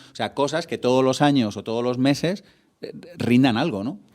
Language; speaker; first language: Spanish; native; Spanish